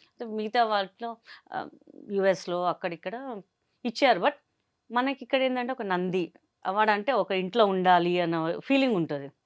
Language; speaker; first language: Telugu; non-native, local second language; Hindi